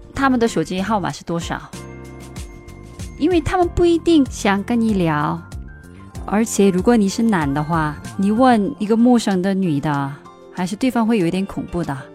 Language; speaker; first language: Chinese; non-native, fluent; Korean